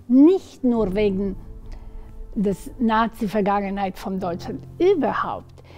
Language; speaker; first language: German; non-native, fluent; Slovak